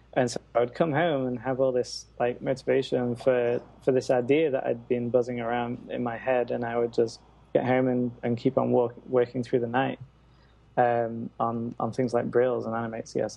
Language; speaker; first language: English; native; English